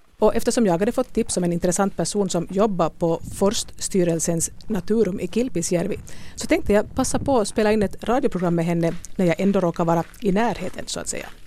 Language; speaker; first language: Swedish; native; Swedish